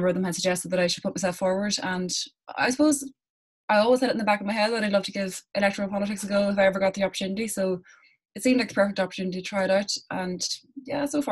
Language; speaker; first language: English; native; English